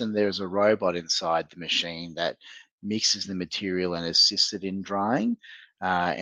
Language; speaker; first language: English; native; English